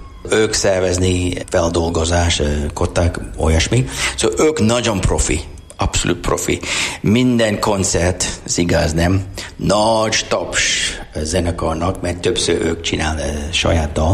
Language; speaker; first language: Hungarian; non-native, learner; English